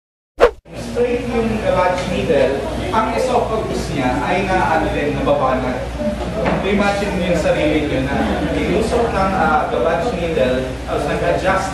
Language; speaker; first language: Filipino; non-native, local second language; Bikol